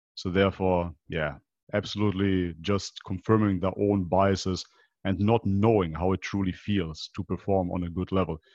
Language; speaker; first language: English; non-native, fluent; Macedonian